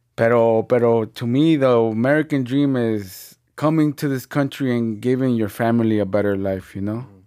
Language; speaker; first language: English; early bilingual, other home language; Spanish